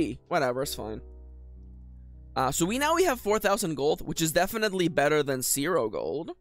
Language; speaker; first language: English; native; English